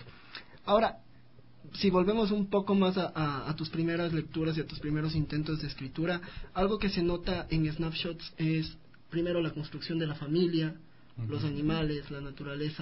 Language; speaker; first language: Spanish; native; Spanish